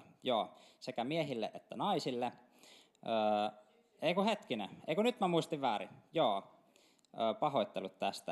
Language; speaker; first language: Finnish; native; Finnish